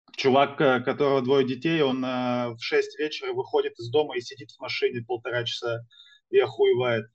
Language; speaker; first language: Russian; native; Russian